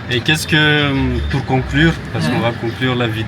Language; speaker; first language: French; native; French